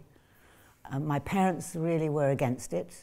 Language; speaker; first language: English; native; English